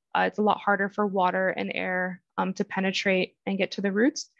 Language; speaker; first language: English; native; English